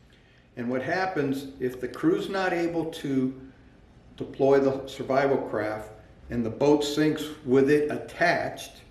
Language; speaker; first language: English; native; English